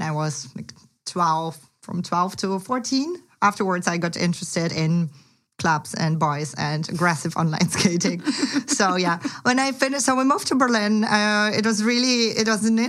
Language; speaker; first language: English; non-native, fluent; Ukrainian